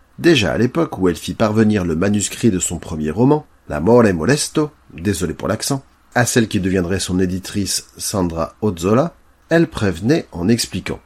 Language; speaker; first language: French; native; French